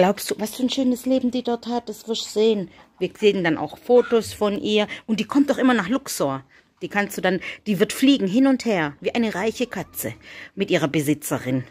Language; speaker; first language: German; native; German